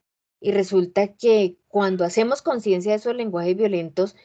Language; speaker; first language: Spanish; native; Spanish